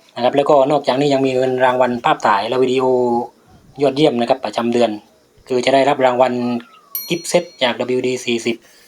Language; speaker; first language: Thai; native; Thai